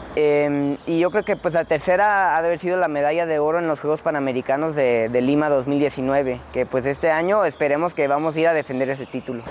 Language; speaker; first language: Spanish; early bilingual, heritage; Spanish